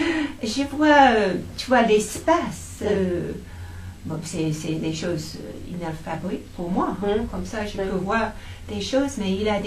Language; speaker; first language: French; non-native, fluent; English